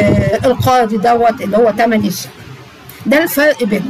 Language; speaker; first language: Arabic; native; Arabic